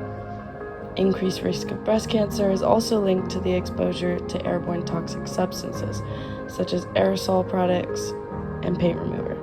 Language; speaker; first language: English; native; English